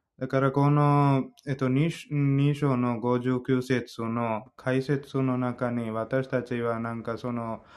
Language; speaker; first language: Japanese; non-native, learner; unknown